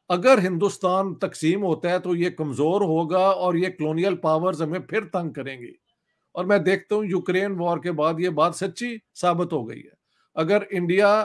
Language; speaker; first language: Urdu; non-native, local second language; Punjabi